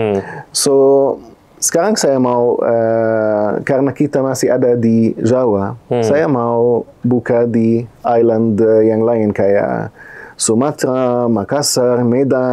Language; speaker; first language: Indonesian; non-native, fluent; Arabic